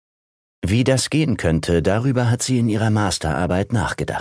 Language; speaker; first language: German; native; German